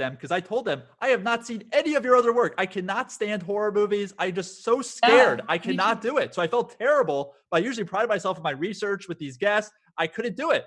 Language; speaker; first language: English; native; English